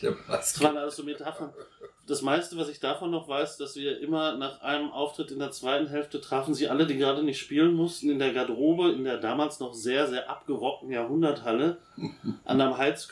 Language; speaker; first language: German; native; German